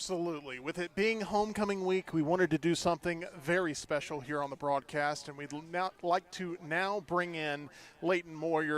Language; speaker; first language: English; native; English